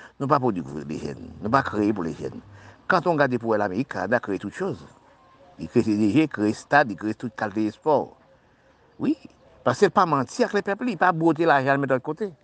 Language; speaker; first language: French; non-native, local second language; Haitian Creole